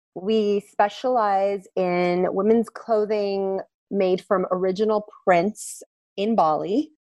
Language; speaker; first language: English; early bilingual, other home language; Turkish